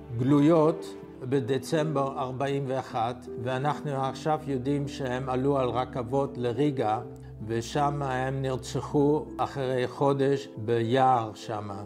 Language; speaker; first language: Hebrew; non-native, fluent; Dutch